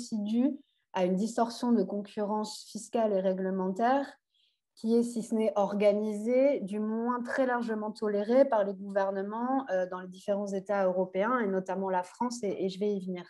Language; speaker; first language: French; native; French